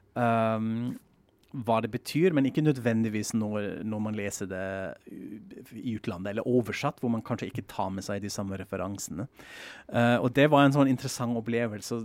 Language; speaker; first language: Norwegian; non-native, fluent; German